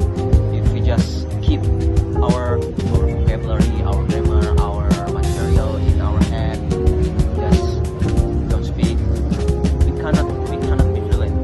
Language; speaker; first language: English; non-native, fluent; Indonesian